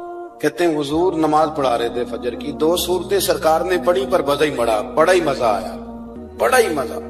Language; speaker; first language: Urdu; native; Urdu